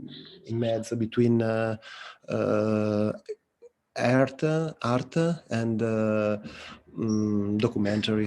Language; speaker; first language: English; non-native, learner; Italian